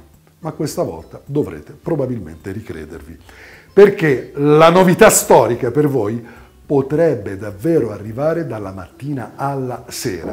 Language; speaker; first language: Italian; native; Italian